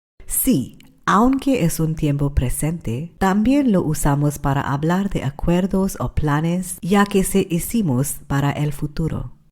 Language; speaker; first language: Spanish; non-native, fluent; English